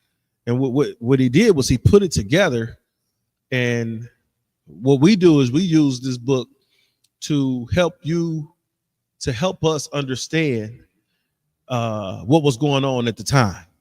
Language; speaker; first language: English; native; English